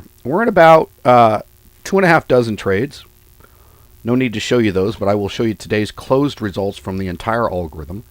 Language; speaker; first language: English; native; English